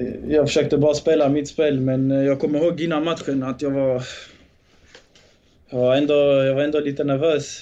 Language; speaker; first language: Swedish; early bilingual, other home language; Bosnian